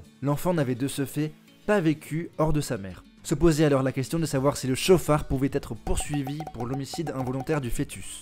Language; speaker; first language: French; native; French